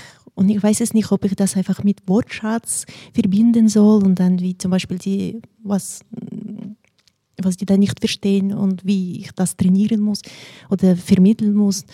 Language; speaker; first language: German; non-native, fluent; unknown